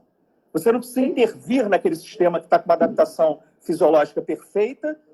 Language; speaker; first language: Portuguese; native; Portuguese